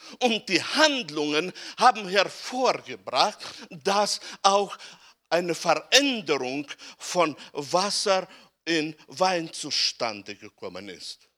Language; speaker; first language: German; non-native, fluent; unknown